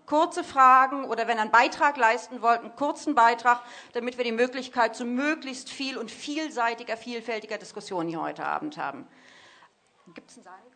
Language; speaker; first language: German; native; German